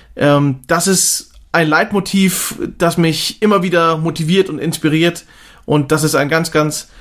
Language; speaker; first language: German; native; German